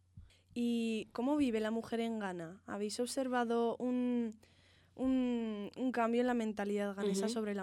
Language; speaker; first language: Spanish; native; Spanish